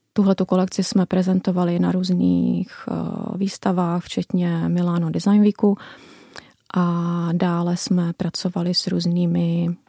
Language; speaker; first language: Czech; native; Czech